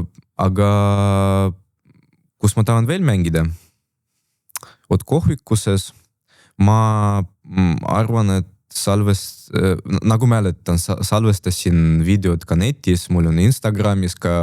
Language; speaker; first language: Estonian; non-native, local second language; Russian